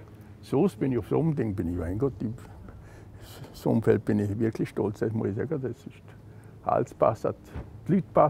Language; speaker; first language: German; non-native, learner; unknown